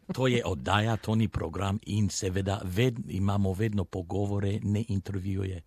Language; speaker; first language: Slovenian; early bilingual, heritage; Slovenian